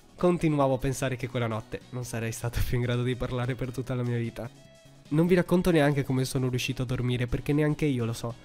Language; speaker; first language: Italian; early bilingual, heritage; Italian